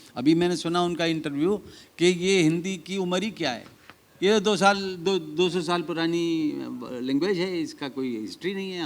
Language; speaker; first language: Hindi; native; Hindi